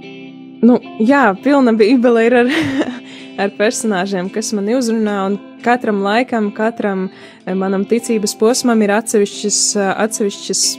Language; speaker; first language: Latvian; native; Latvian